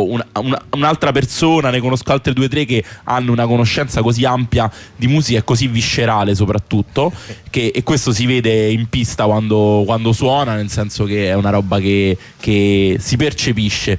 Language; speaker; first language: Italian; native; Italian